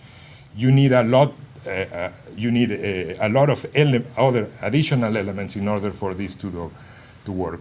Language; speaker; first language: English; non-native, fluent; Spanish